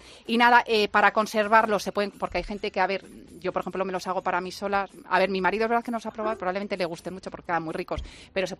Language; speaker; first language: Spanish; native; Spanish